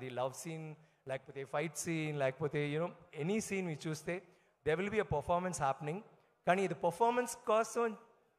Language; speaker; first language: Telugu; non-native, learner; Tamil